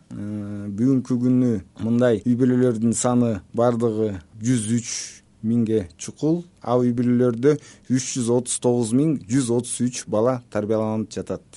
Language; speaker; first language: Kyrgyz; native; Kyrgyz